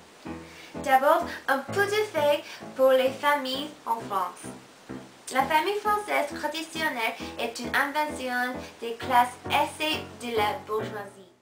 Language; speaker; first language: French; non-native, learner; Korean